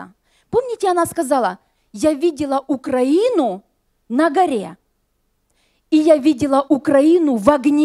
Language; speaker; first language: Russian; native; Russian